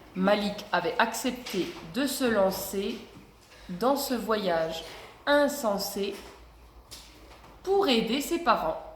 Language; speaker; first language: French; native; French